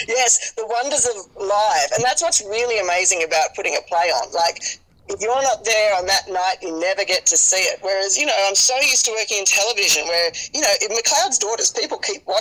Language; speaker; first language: English; native; English